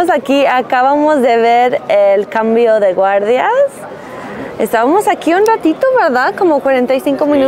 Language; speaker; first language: Spanish; non-native, fluent; English